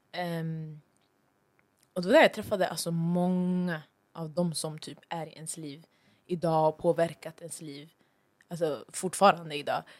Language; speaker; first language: Swedish; early bilingual, other home language; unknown